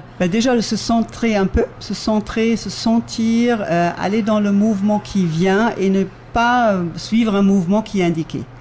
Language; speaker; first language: French; native; French